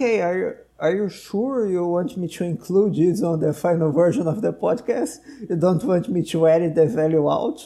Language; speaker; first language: English; non-native, fluent; Portuguese